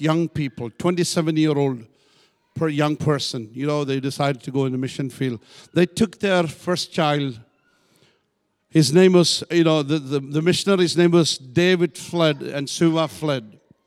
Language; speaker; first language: English; non-native, local second language; Malayalam